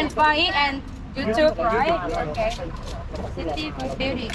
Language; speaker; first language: English; non-native, learner; Thai